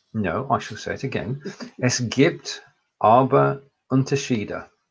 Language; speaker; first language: German; non-native, learner; English